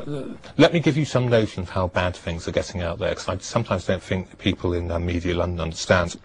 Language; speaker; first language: English; native; English